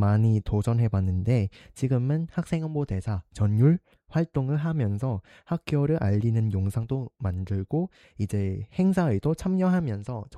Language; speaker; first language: Korean; non-native, fluent; Vietnamese